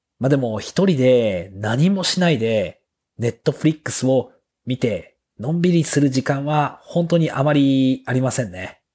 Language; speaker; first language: Japanese; native; Japanese